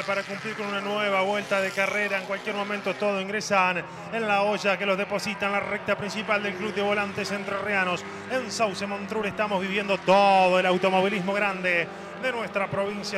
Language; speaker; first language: Spanish; native; Spanish